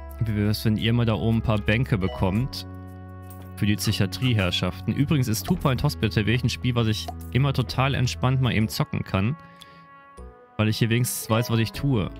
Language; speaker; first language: German; native; German